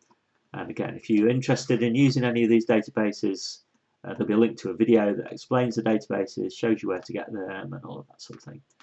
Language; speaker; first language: English; native; English